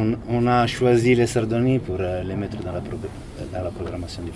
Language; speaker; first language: French; non-native, fluent; Italian